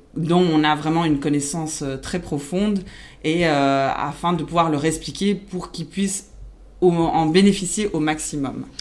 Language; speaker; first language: French; non-native, local second language; Spanish